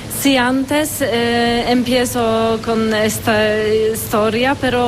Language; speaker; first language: Spanish; non-native, learner; Polish